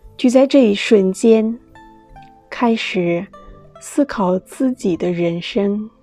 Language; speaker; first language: Chinese; non-native, fluent; Russian